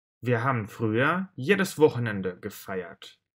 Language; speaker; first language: German; non-native, fluent; Russian